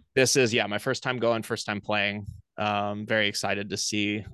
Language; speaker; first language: English; native; English